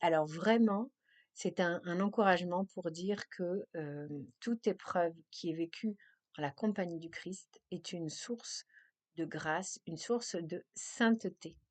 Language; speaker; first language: French; native; French